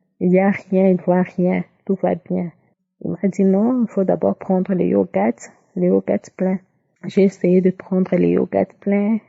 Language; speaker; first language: French; non-native, local second language; Lingala